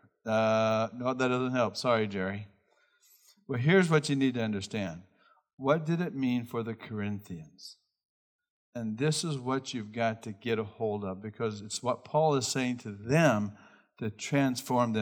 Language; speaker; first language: English; native; English